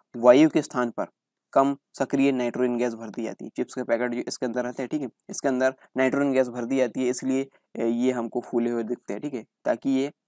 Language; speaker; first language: Hindi; native; Hindi